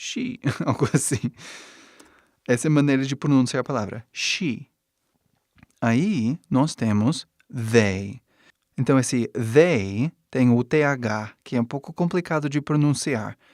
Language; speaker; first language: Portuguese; non-native, fluent; English